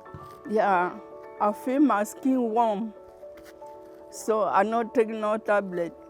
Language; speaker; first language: English; non-native, learner; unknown